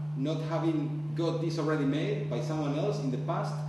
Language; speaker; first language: English; non-native, fluent; Spanish